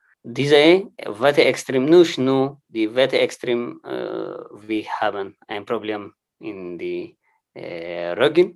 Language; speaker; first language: German; non-native, learner; Tigrinya